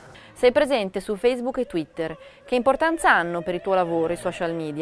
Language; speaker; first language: Italian; native; Italian